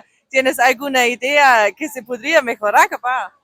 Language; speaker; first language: Spanish; non-native, fluent; German